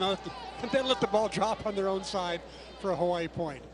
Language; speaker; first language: English; native; English